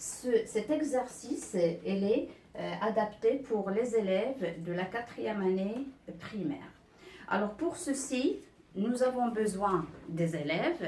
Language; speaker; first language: French; non-native, local second language; Arabic